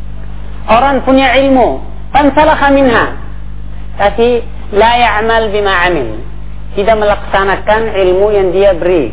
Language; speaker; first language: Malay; non-native, fluent; Arabic